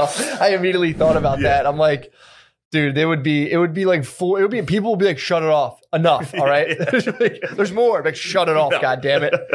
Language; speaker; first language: English; native; English